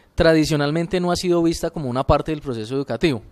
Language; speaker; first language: Spanish; native; Spanish